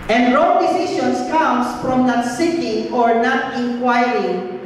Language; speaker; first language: English; non-native, local second language; Filipino